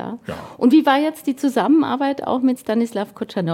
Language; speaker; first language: German; native; German